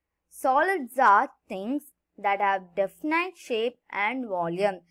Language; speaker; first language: English; non-native, local second language; Tamil